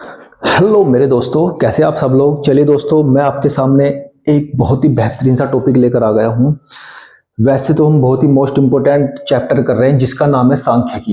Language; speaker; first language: Hindi; native; Hindi